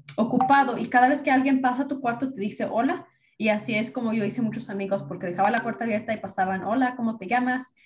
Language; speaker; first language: Spanish; early bilingual, heritage; Spanish